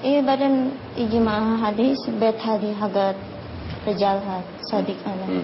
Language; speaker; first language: Arabic; non-native, learner; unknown